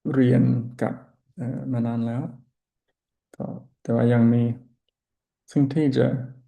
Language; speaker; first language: Thai; non-native, learner; English